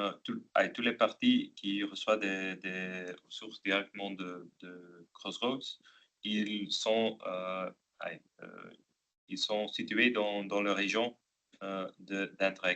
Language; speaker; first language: French; non-native, local second language; Dutch